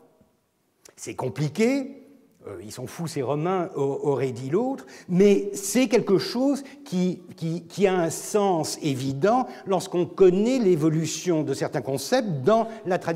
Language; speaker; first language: French; non-native, fluent; Turkish